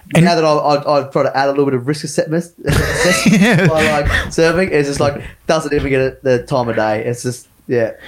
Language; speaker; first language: English; native; English